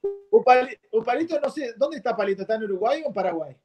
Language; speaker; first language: Portuguese; non-native, fluent; Spanish